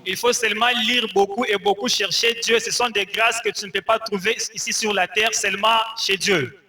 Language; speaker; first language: French; non-native, local second language; Swahili